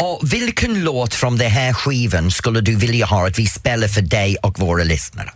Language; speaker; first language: Swedish; non-native, fluent; English